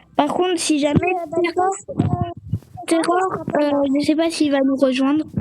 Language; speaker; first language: French; native; French